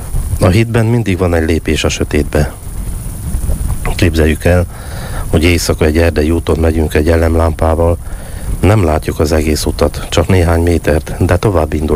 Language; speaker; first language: Hungarian; native; Hungarian